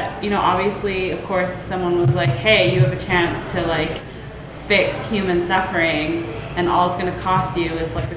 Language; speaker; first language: English; native; English